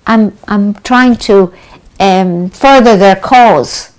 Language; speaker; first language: English; native; English